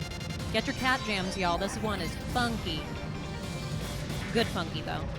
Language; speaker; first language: English; native; English